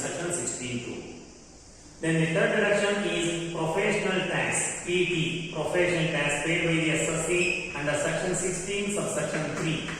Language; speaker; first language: English; non-native, local second language; Kannada